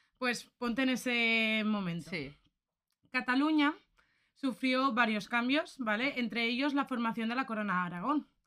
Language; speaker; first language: Spanish; native; Spanish